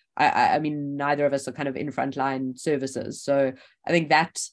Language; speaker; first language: English; native; English